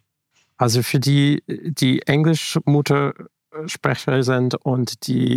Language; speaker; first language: German; non-native, fluent; English